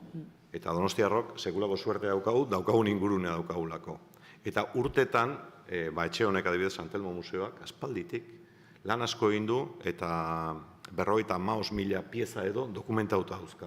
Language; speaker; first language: Basque; native; Basque